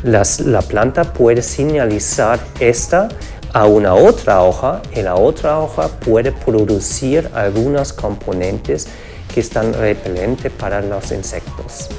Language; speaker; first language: Spanish; non-native, fluent; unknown